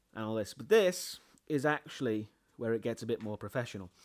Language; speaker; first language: English; native; English